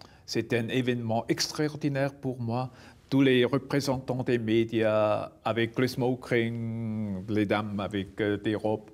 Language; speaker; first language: French; non-native, local second language; German